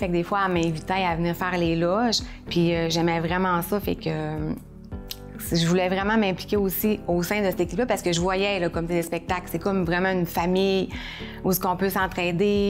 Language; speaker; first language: French; native; French